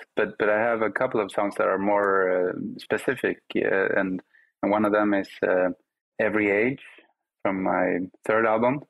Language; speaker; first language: English; non-native, fluent; Swedish